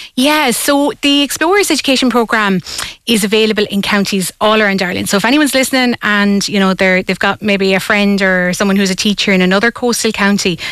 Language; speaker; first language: English; native; English